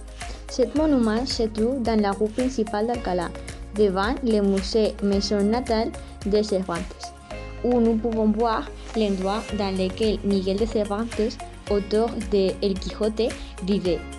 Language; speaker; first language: French; non-native, learner; Spanish